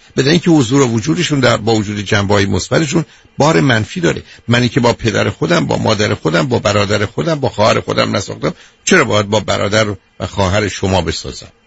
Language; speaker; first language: Persian; native; Persian